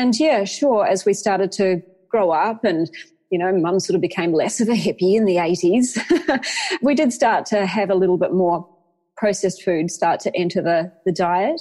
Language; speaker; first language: English; native; English